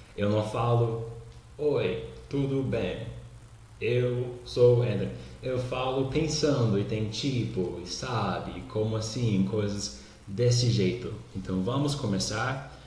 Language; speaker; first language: Portuguese; non-native, fluent; English